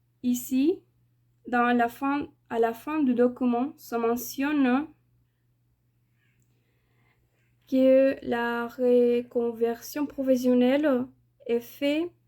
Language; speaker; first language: French; non-native, fluent; Spanish